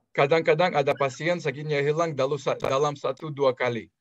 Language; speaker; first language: Indonesian; non-native, fluent; Russian